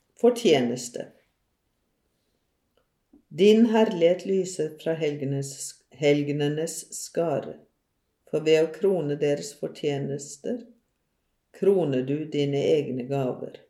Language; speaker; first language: Norwegian; native; Norwegian